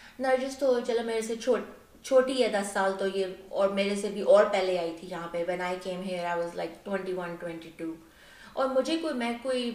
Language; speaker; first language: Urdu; native; Urdu